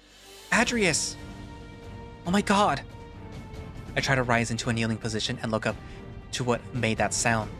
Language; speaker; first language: English; native; English